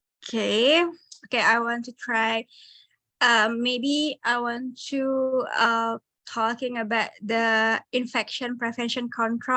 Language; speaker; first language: English; non-native, learner; Indonesian